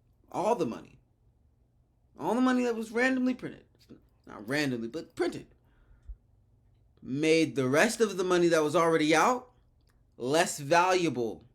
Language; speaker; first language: English; native; English